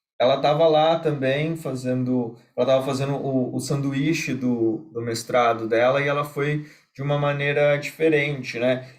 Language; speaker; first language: Portuguese; native; Portuguese